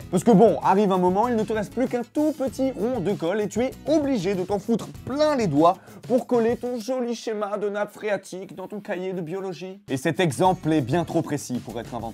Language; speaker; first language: French; native; French